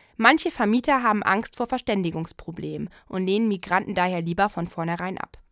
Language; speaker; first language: German; native; German